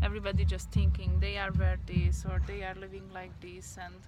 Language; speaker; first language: English; non-native, learner; Hungarian